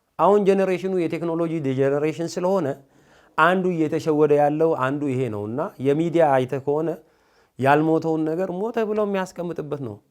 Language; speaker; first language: Amharic; non-native, local second language; Oromo